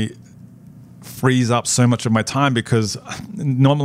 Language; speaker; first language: English; native; English